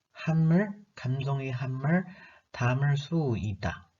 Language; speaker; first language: Korean; non-native, learner; Chinese